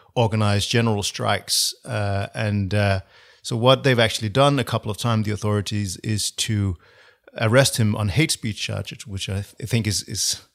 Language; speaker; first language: English; non-native, fluent; Danish